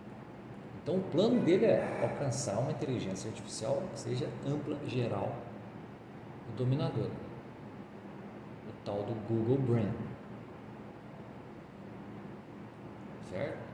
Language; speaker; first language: Portuguese; native; Portuguese